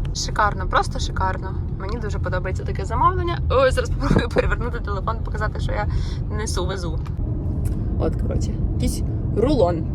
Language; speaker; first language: Ukrainian; non-native, local second language; Russian